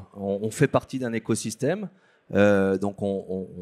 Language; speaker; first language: French; native; French